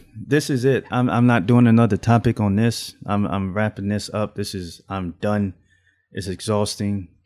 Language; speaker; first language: English; native; English